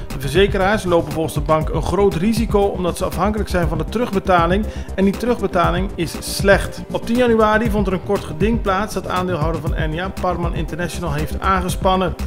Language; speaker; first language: Dutch; non-native, local second language; Papiamento